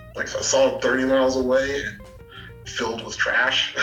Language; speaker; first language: English; native; English